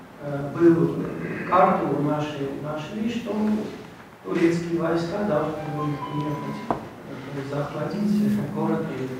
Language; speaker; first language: Russian; non-native, local second language; Armenian